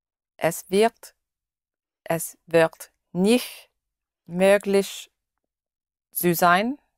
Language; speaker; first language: German; non-native, learner; English